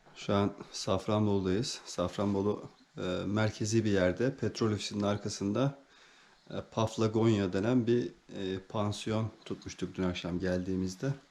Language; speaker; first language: Turkish; native; Turkish